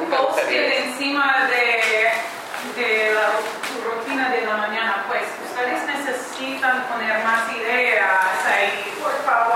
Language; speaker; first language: Spanish; non-native, fluent; English